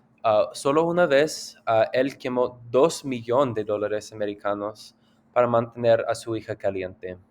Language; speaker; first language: Spanish; non-native, learner; English